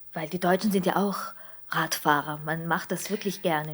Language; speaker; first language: German; non-native, fluent; Slovenian